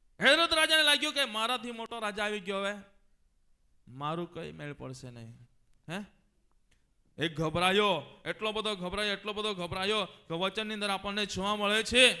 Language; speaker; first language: Gujarati; non-native, local second language; Gamit